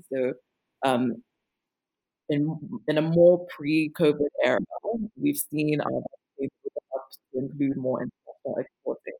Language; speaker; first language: English; non-native, local second language; Akan